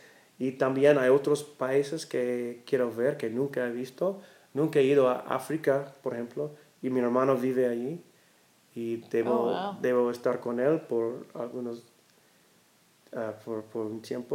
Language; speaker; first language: Spanish; non-native, learner; English